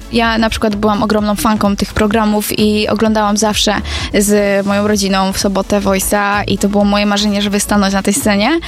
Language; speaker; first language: Polish; native; Polish